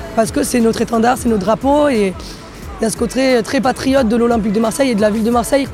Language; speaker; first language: French; native; French